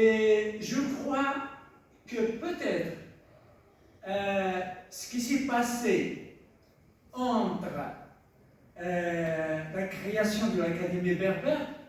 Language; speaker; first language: French; non-native, local second language; Tachelhit